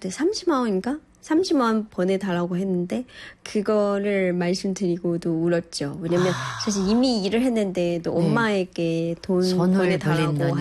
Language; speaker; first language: Korean; non-native, fluent; Chinese